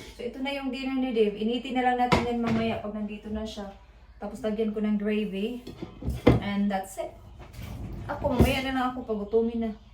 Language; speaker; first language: Filipino; non-native, local second language; Cebuano